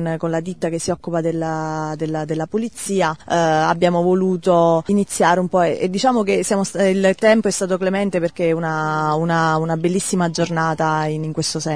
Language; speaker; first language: Italian; native; Italian